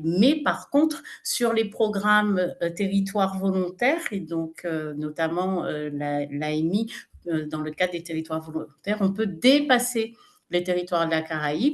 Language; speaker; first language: French; native; French